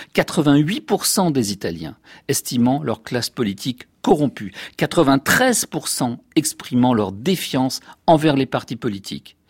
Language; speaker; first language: French; native; French